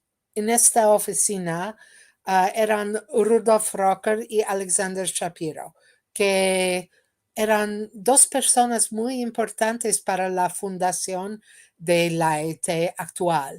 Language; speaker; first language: Spanish; non-native, fluent; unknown